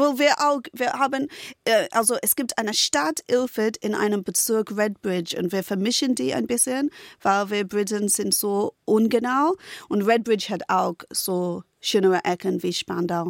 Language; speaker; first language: German; non-native, fluent; English